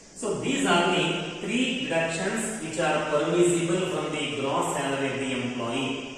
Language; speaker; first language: English; non-native, local second language; Kannada